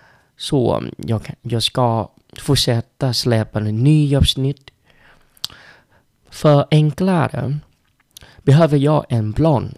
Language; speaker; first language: Swedish; non-native, learner; Vietnamese